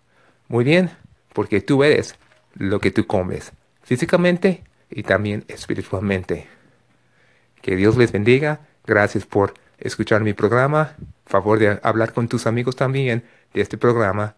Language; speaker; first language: Spanish; non-native, fluent; English